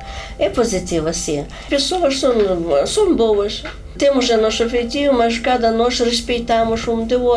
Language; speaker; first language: Portuguese; non-native, learner; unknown